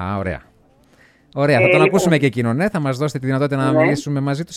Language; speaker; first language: Greek; native; Greek